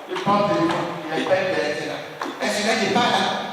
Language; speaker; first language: French; non-native, learner; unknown